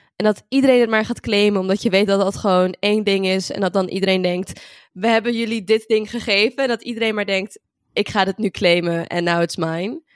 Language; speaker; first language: Dutch; native; Dutch